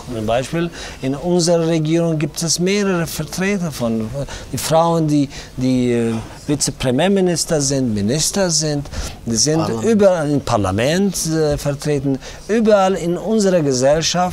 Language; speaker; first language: German; non-native, learner; Tajik